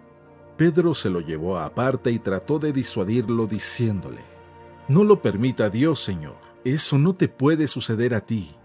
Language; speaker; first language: Spanish; native; Spanish